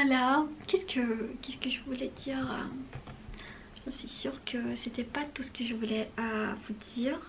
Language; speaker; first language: French; non-native, fluent; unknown